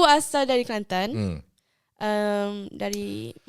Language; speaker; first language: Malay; early bilingual, heritage; Malay